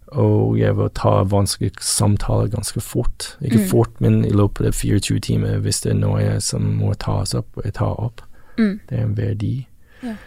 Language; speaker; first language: Norwegian; non-native, fluent; English